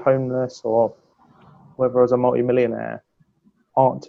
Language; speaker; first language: English; native; English